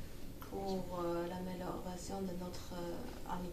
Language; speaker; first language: French; non-native, fluent; Armenian